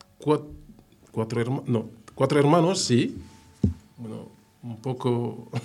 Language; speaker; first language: Spanish; non-native, fluent; Wolof